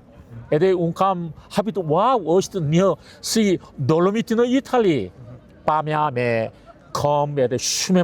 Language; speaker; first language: Albanian; non-native, learner; Korean